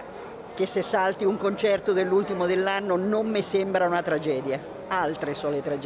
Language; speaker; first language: Italian; native; Italian